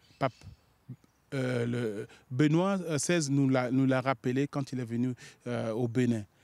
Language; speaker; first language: French; non-native, local second language; Sango